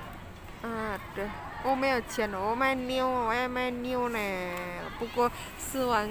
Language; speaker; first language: Chinese; non-native, learner; Javanese